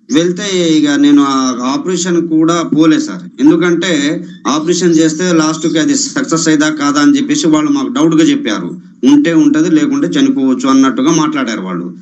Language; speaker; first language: Telugu; non-native, local second language; Lambadi